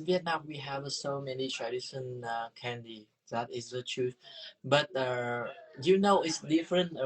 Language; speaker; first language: English; non-native, learner; Vietnamese